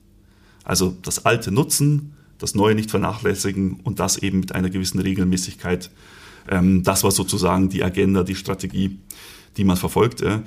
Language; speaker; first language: German; native; German